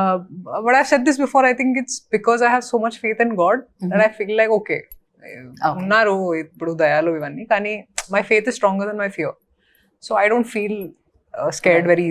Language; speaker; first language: Telugu; non-native, fluent; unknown